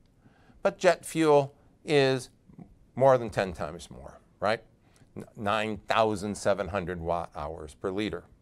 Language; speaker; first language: English; native; English